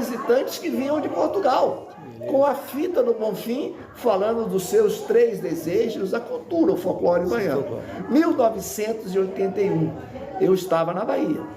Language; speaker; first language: Portuguese; native; Portuguese